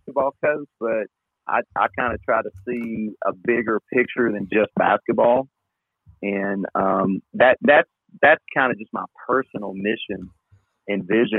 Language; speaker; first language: English; native; English